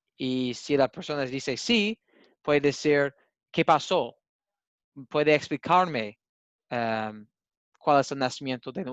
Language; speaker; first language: Spanish; non-native, learner; English